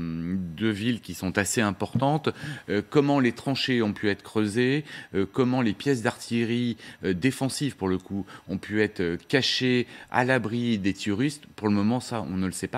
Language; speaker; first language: French; native; French